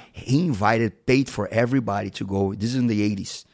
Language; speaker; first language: English; non-native, fluent; Portuguese